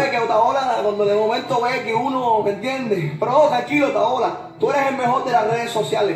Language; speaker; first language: Spanish; native; Spanish